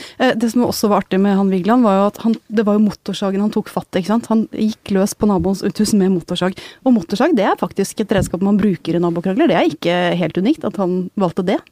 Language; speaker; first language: Norwegian; native; Norwegian